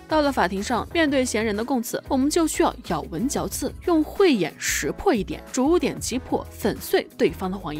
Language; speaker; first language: Chinese; native; Chinese